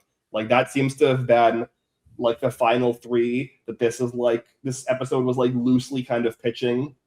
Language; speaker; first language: English; native; English